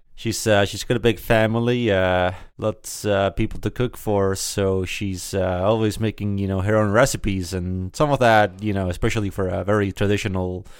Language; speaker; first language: English; early bilingual, other home language; Spanish